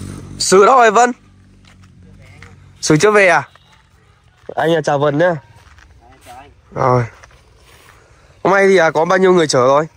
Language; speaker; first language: Vietnamese; native; Vietnamese